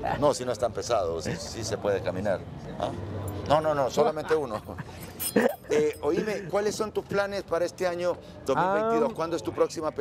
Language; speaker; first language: Spanish; native; Spanish